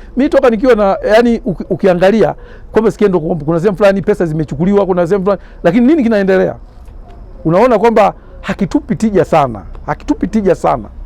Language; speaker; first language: Swahili; native; Swahili